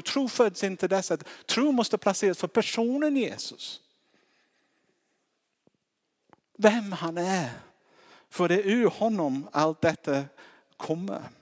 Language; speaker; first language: Swedish; non-native, fluent; English